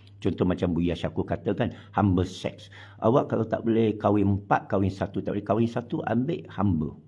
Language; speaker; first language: Malay; non-native, local second language; Chinese